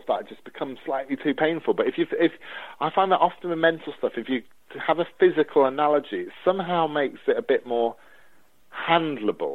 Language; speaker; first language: English; native; English